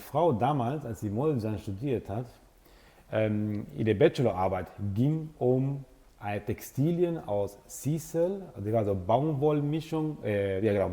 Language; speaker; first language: German; non-native, fluent; Italian